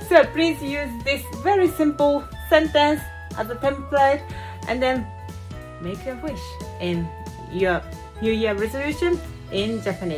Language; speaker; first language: English; non-native, fluent; Japanese